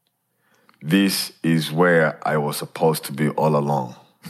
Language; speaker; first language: English; non-native, local second language; Kinyarwanda